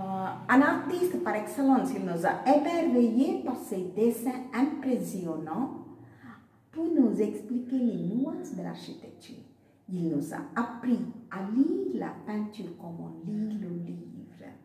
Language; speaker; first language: French; non-native, fluent; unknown